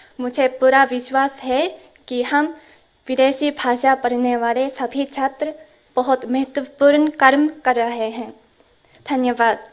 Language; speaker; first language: Hindi; non-native, fluent; Korean